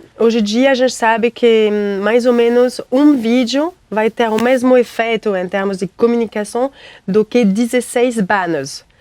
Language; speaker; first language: Portuguese; non-native, fluent; French